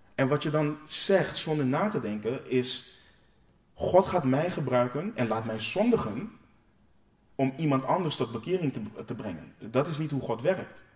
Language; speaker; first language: Dutch; non-native, local second language; Papiamento